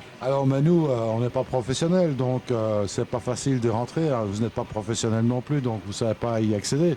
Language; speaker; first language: French; native; French